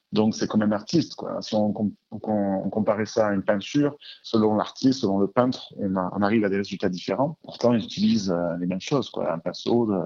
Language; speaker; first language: French; native; French